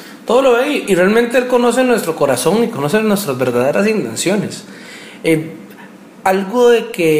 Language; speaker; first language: Spanish; native; Spanish